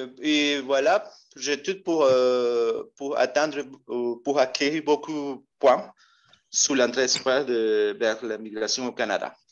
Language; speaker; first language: French; non-native, learner; Spanish